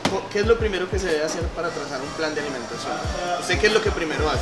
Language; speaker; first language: Spanish; native; Spanish